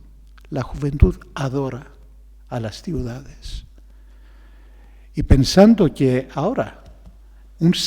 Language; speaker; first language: Spanish; non-native, fluent; Greek